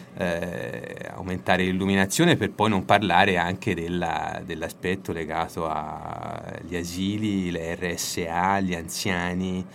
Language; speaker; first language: Italian; native; Italian